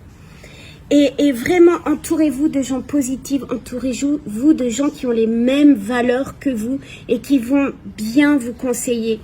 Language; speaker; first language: French; native; French